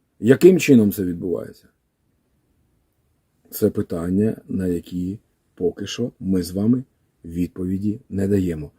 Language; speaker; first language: Ukrainian; native; Ukrainian